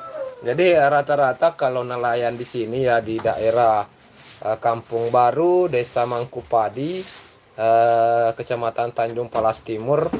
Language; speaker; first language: Indonesian; native; Indonesian